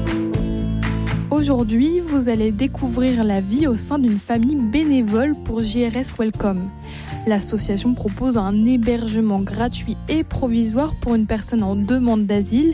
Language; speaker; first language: French; native; French